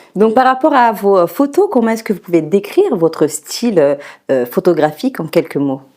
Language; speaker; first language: French; native; French